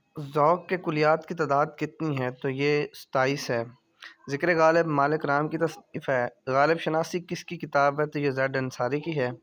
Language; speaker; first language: Urdu; native; Urdu